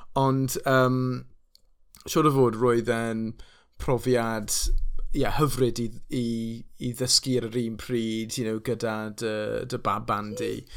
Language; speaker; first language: Welsh; non-native, local second language; English